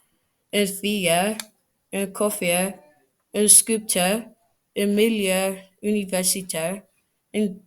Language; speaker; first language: French; non-native, learner; English